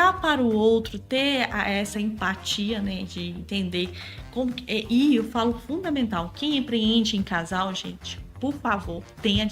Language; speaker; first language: Portuguese; native; Portuguese